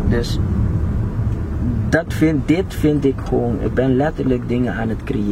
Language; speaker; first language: Dutch; non-native, local second language; Papiamento